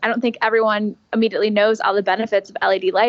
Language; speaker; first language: English; native; English